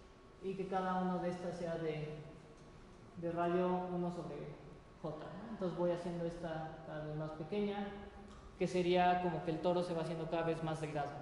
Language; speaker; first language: Spanish; native; Spanish